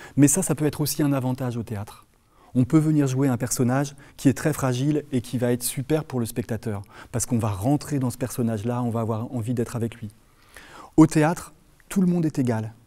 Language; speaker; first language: French; native; French